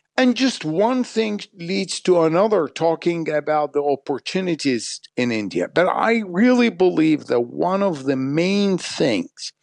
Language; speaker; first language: English; non-native, fluent; Arabic